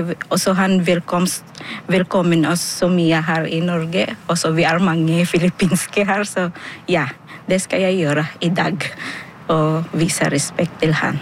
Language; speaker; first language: Norwegian; non-native, fluent; Filipino